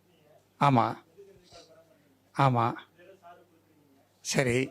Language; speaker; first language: Tamil; native; Tamil